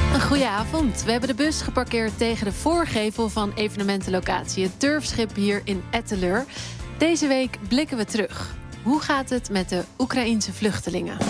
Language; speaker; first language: Dutch; native; Dutch